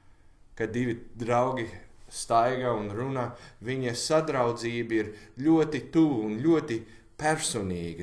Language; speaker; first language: Latvian; non-native, learner; English